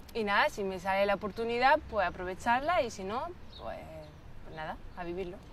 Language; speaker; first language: Spanish; native; Spanish